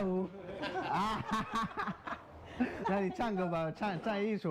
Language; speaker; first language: Chinese; non-native, fluent; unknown